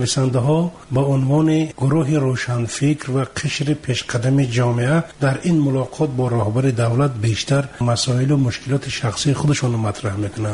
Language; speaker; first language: Tajik; native; Tajik